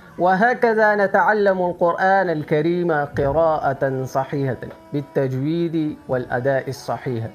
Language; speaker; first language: Arabic; non-native, fluent; Urdu